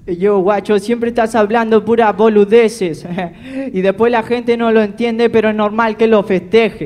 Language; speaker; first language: Spanish; native; Spanish